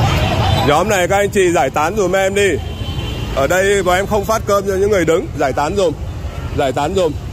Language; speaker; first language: Vietnamese; native; Vietnamese